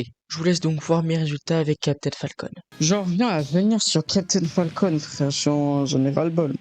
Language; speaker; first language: French; native; French